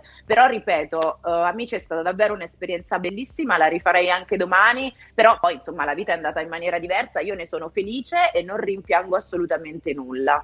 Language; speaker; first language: Italian; native; Italian